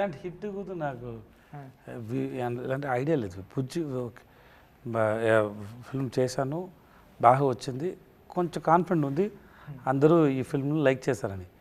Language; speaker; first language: Telugu; non-native, learner; Tamil